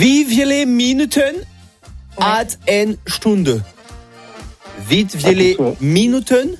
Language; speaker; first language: German; non-native, learner; French